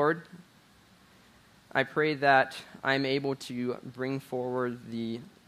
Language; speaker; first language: English; native; English